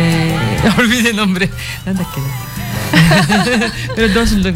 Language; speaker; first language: Spanish; non-native, learner; Japanese